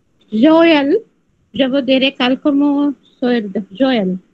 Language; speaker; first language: French; non-native, learner; Tamil